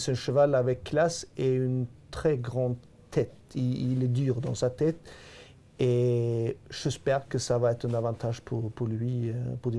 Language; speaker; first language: French; non-native, fluent; Swedish